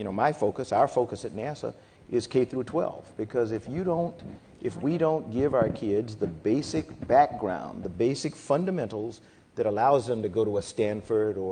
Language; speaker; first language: English; native; English